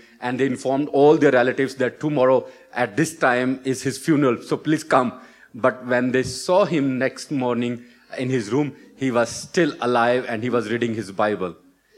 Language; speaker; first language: English; non-native, local second language; Urdu